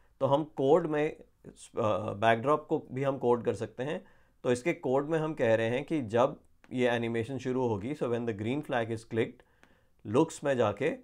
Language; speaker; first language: Hindi; native; Hindi